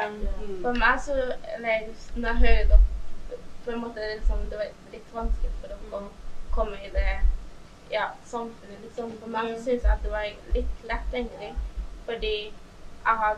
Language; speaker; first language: Norwegian; early bilingual, other home language; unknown